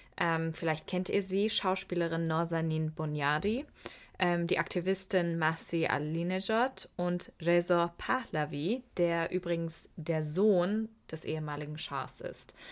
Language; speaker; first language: German; early bilingual, other home language; Persian